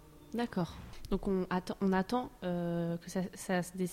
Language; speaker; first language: French; native; French